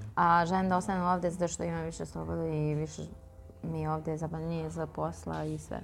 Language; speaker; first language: Croatian; non-native, learner; Chinese